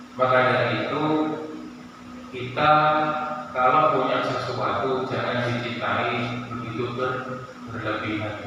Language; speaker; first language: Indonesian; non-native, local second language; Javanese